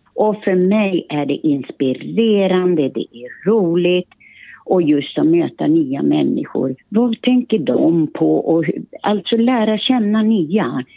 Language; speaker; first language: Swedish; early bilingual, other home language; Finnish